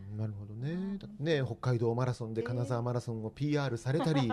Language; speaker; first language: Japanese; native; Japanese